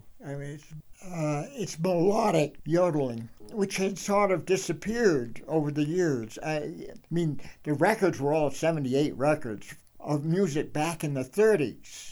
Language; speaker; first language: English; native; English